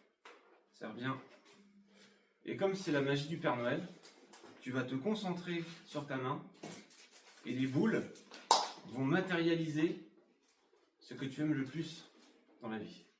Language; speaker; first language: French; native; French